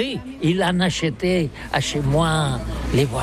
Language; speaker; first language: French; non-native, learner; Catalan